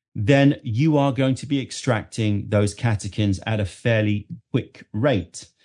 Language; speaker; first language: English; native; English